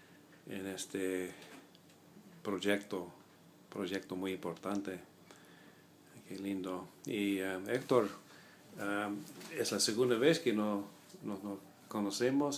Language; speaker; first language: Spanish; non-native, fluent; English